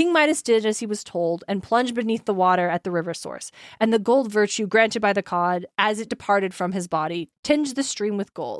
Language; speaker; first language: English; native; English